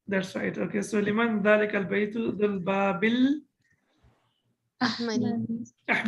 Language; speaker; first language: Arabic; non-native, fluent; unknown